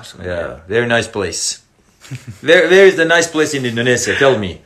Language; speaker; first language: English; non-native, learner; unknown